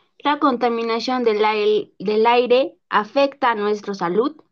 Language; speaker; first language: Spanish; native; Spanish